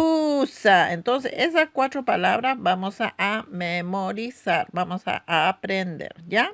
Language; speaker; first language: Spanish; non-native, local second language; Aymara